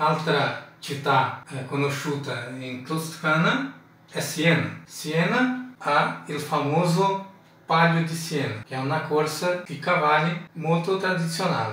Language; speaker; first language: Italian; non-native, fluent; Portuguese